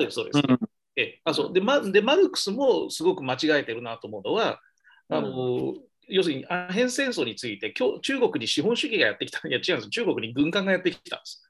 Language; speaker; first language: Japanese; native; Japanese